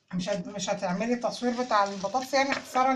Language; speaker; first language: Arabic; native; Arabic